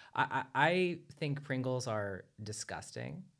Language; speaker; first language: English; native; English